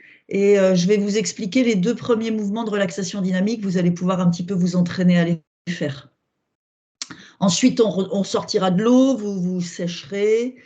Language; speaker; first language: French; native; French